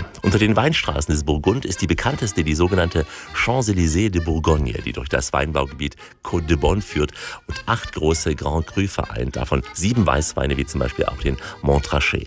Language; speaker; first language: German; native; German